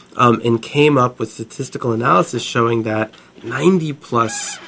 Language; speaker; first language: English; native; English